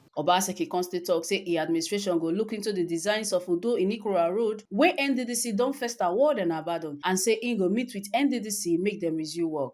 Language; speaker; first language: Nigerian Pidgin; native; Nigerian Pidgin